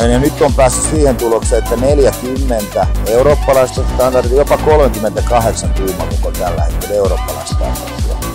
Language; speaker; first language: Finnish; native; Finnish